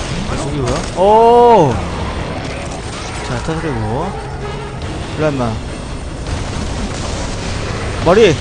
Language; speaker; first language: Korean; native; Korean